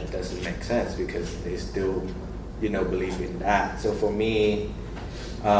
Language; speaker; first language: English; non-native, fluent; Thai